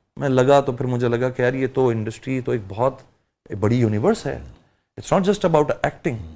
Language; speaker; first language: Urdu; early bilingual, heritage; Urdu